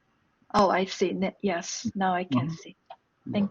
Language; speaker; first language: English; non-native, learner; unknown